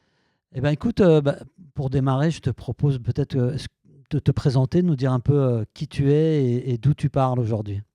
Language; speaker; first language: French; native; French